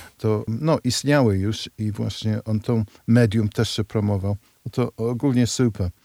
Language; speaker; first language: Polish; non-native, fluent; English